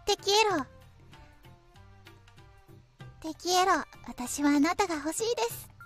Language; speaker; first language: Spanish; non-native, learner; Japanese